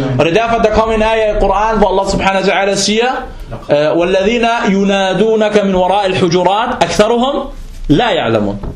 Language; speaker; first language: Danish; non-native, fluent; Arabic